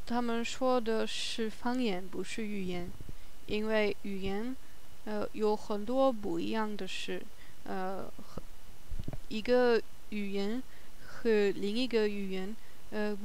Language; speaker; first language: Chinese; non-native, learner; German